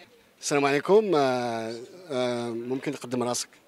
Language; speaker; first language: Arabic; native; Arabic